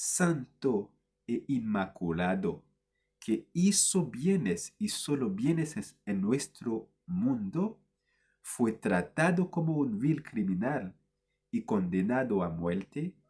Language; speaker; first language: Spanish; non-native, fluent; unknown